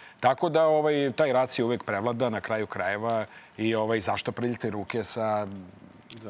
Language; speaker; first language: Serbian; native; Serbian